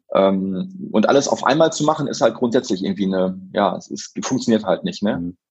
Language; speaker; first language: German; native; German